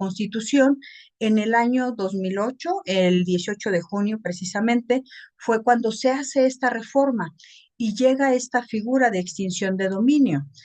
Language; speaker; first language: Spanish; native; Spanish